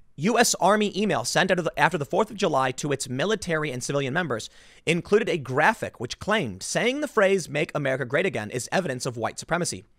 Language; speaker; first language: English; native; English